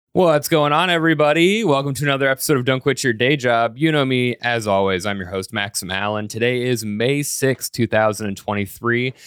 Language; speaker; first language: English; native; English